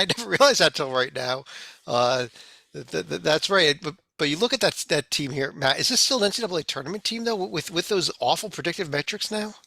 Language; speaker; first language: English; native; English